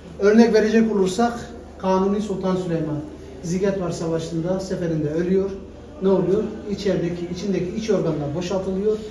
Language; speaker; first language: Turkish; native; Turkish